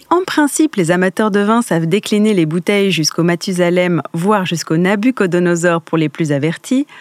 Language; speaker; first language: French; native; French